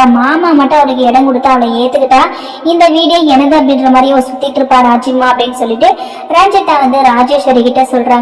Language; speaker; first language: Tamil; native; Tamil